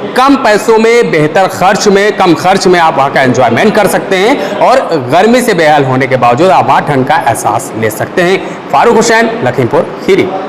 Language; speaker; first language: Hindi; native; Hindi